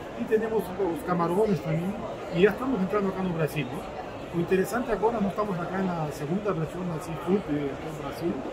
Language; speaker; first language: Portuguese; non-native, fluent; Spanish